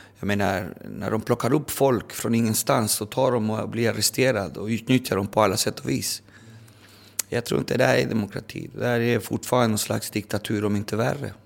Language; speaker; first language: Swedish; early bilingual, other home language; Spanish